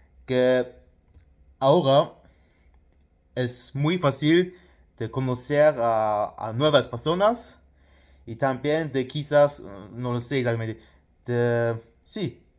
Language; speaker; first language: Spanish; non-native, fluent; Luxembourgish